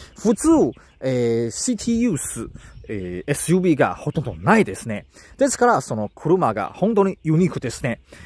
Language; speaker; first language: Japanese; non-native, learner; Chinese